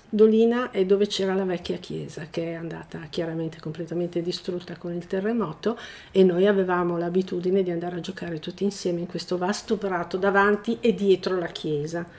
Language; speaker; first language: Italian; native; Italian